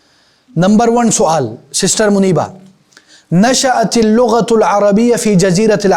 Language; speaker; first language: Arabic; non-native, fluent; Urdu